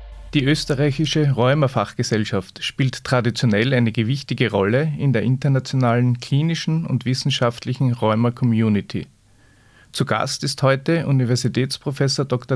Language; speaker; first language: German; native; German